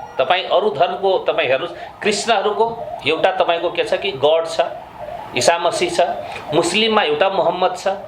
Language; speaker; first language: Nepali; non-native, local second language; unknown